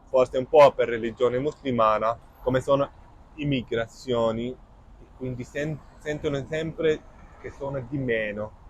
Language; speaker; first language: Italian; non-native, fluent; Arabic